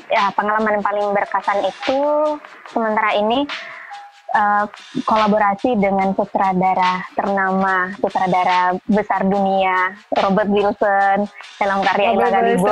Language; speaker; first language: Indonesian; native; Indonesian